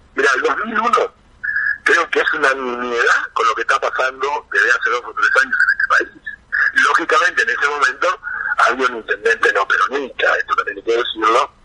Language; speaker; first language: Spanish; native; Spanish